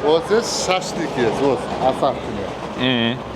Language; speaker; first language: Russian; non-native, local second language; Uzbek